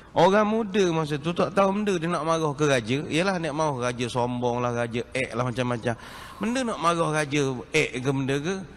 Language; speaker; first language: Malay; native; Malay